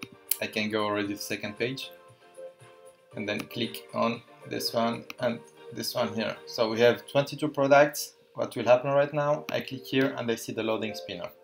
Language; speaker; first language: English; non-native, fluent; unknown